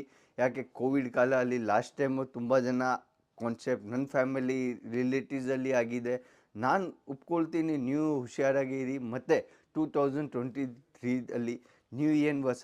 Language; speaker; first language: Kannada; non-native, local second language; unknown